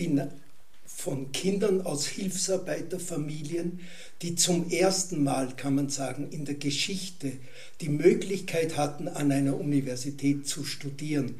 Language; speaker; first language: German; native; German